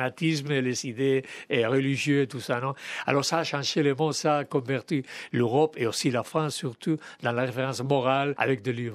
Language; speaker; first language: French; non-native, fluent; Spanish